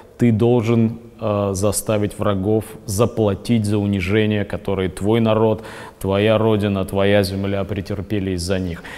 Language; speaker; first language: Russian; native; Russian